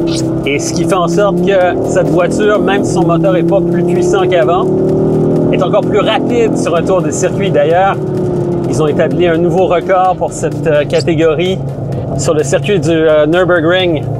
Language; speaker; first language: French; native; French